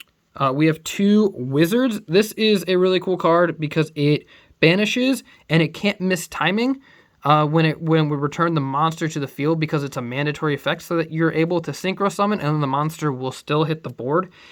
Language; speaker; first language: English; native; English